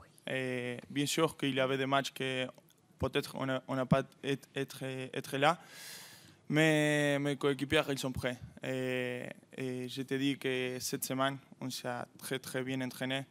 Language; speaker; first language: French; non-native, fluent; Spanish